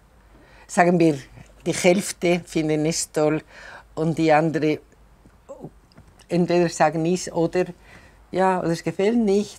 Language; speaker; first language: German; non-native, fluent; Spanish